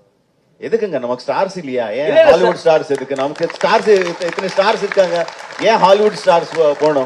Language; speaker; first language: Tamil; non-native, fluent; Telugu